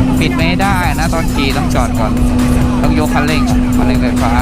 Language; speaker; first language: Thai; native; Thai